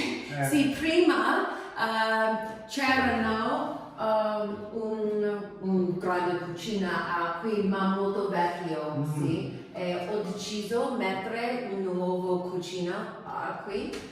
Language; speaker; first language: Italian; non-native, learner; English